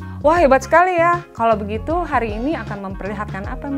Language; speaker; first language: Indonesian; native; Indonesian